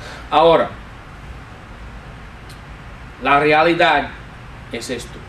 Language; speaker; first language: Spanish; non-native, fluent; English